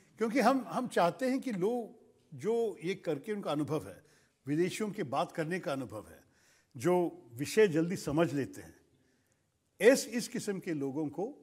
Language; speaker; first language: Hindi; non-native, local second language; Malayalam